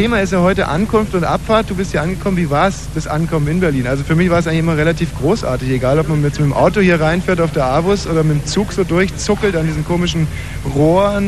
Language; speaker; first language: German; native; German